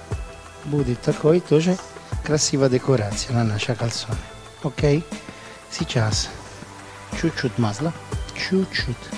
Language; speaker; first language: Russian; non-native, learner; Italian